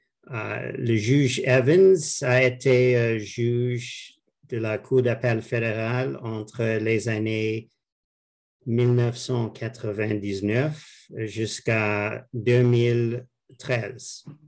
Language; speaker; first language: French; non-native, fluent; English